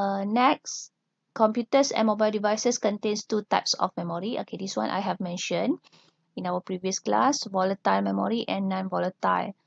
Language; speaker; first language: English; non-native, local second language; Malay